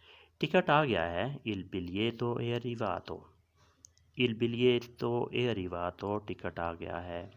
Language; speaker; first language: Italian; non-native, learner; Urdu